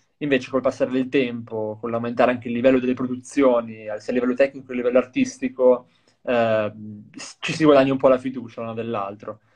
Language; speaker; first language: Italian; native; Italian